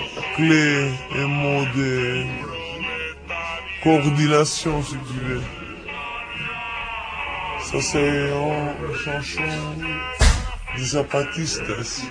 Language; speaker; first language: French; non-native, fluent; Greek